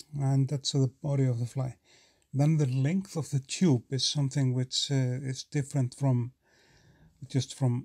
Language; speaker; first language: English; non-native, fluent; Icelandic